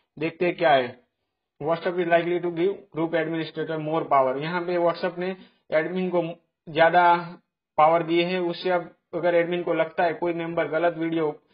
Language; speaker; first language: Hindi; non-native, local second language; Gujarati